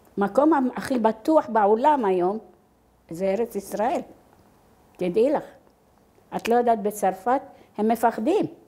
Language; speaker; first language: Hebrew; non-native, fluent; Arabic